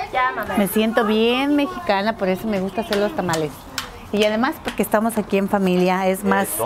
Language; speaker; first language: Spanish; early bilingual, heritage; Spanish